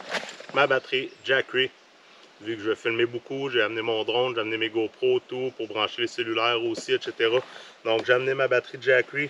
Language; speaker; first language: French; native; French